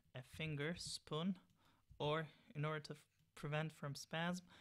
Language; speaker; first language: English; non-native, fluent; Turkish